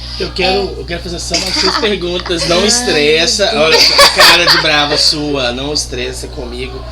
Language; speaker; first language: Portuguese; native; Portuguese